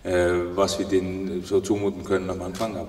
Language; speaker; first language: German; non-native, fluent; Icelandic